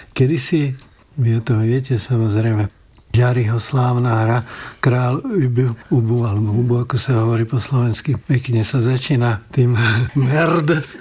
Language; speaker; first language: Slovak; native; Slovak